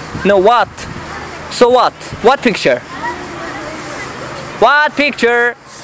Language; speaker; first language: English; non-native, fluent; Persian